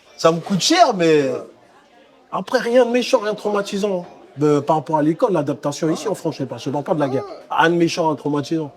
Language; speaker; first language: French; early bilingual, other home language; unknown